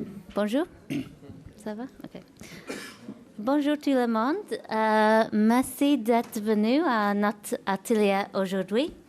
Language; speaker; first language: French; non-native, fluent; English